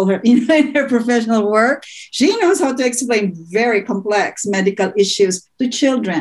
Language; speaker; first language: English; non-native, local second language; Filipino